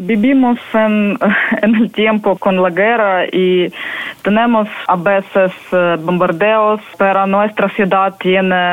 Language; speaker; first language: Spanish; non-native, learner; Ukrainian